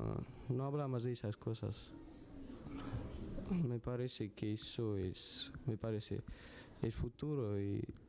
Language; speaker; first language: Spanish; non-native, learner; Russian